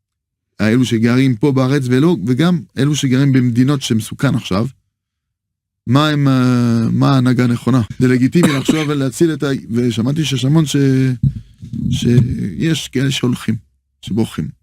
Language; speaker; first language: Hebrew; non-native, fluent; French